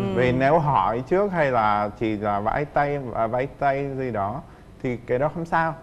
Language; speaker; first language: Vietnamese; non-native, fluent; Czech